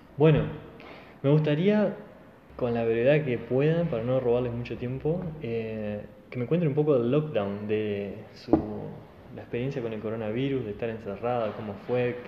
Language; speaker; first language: Spanish; native; Spanish